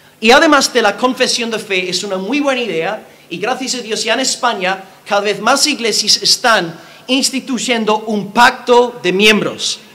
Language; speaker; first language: Spanish; non-native, fluent; English